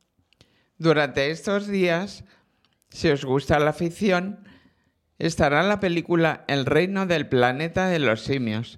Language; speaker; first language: Spanish; native; Spanish